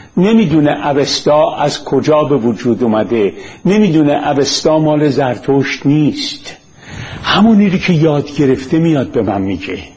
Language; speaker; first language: Persian; native; Persian